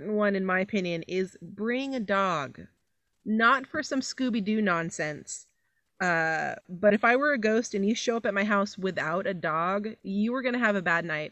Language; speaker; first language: English; native; English